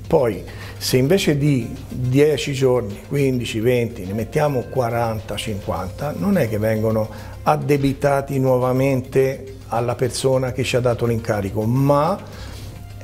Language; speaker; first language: Italian; native; Italian